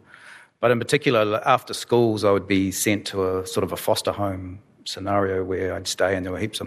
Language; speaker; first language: English; native; English